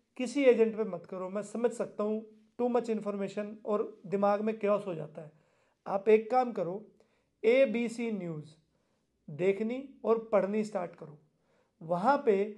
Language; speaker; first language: Hindi; non-native, local second language; Punjabi